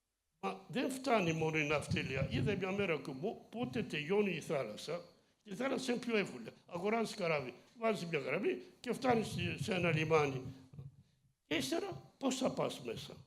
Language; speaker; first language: Greek; early bilingual, heritage; Greek